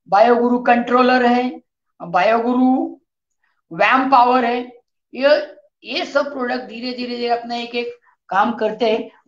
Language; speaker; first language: Hindi; non-native, local second language; Marathi